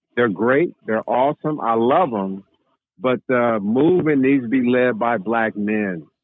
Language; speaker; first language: English; native; English